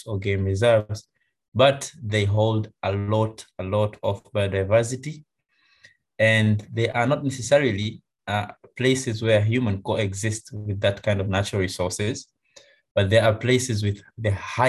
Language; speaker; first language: English; non-native, local second language; Swahili